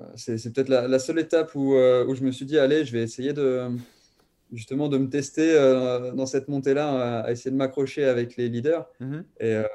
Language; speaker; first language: French; native; French